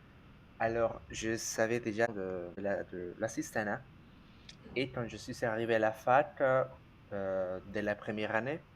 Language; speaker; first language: French; non-native, fluent; Spanish